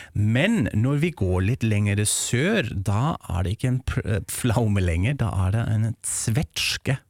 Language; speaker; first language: Norwegian; non-native, fluent; German